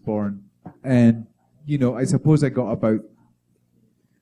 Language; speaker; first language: English; native; English